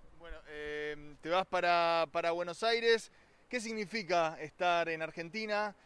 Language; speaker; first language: Spanish; native; Spanish